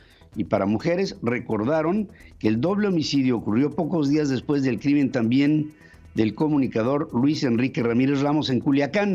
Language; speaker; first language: Spanish; native; Spanish